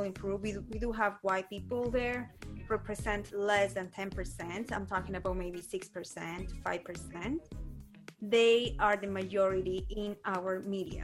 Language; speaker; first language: English; non-native, fluent; Spanish